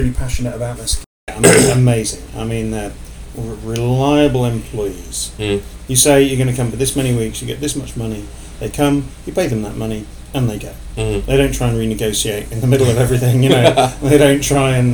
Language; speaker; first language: English; native; English